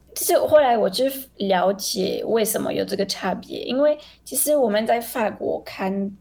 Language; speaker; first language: Chinese; non-native, fluent; French